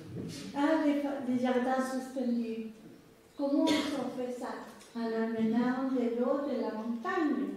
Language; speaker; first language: French; non-native, fluent; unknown